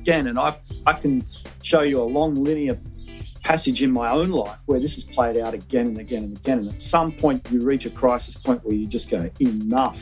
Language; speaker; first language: English; native; English